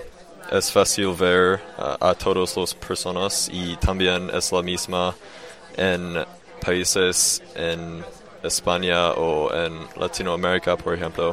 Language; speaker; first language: Spanish; non-native, learner; English